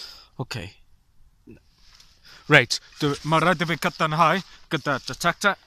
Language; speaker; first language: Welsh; non-native, learner; English